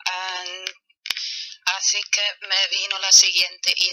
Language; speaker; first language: Spanish; non-native, learner; German